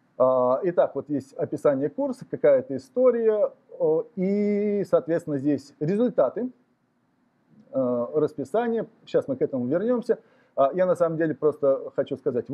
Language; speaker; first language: Russian; native; Russian